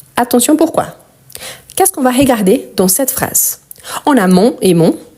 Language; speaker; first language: French; non-native, fluent; Portuguese